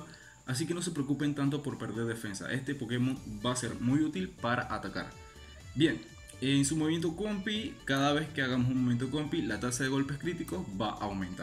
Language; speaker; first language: Spanish; native; Spanish